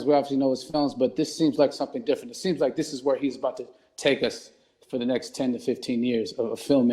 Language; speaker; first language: English; native; English